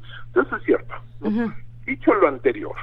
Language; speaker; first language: Spanish; native; Spanish